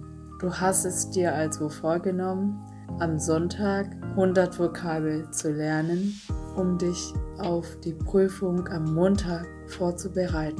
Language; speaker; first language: German; non-native, fluent; Vietnamese